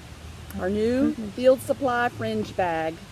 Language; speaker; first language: English; native; English